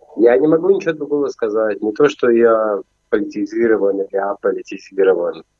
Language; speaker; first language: Russian; native; Russian